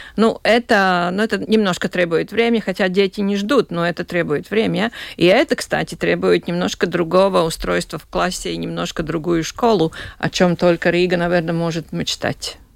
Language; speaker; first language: Russian; non-native, local second language; Latvian